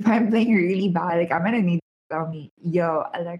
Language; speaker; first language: English; non-native, local second language; Filipino